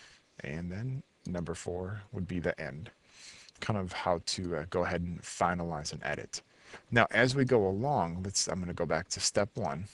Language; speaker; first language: English; native; English